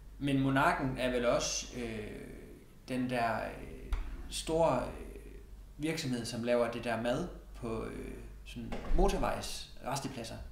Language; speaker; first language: Danish; native; Danish